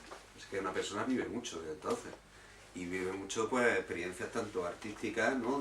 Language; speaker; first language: Spanish; native; Spanish